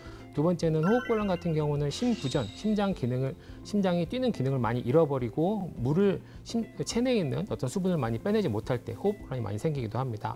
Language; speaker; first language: Korean; native; Korean